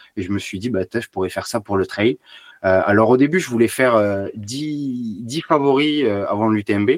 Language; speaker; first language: French; native; French